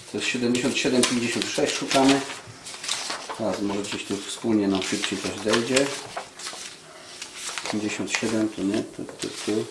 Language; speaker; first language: Polish; native; Polish